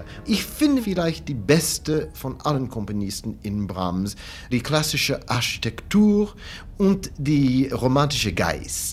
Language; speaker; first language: German; non-native, learner; English